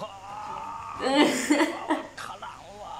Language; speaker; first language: Japanese; native; Japanese